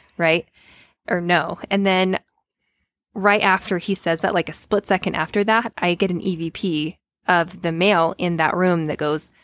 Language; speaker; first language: English; native; English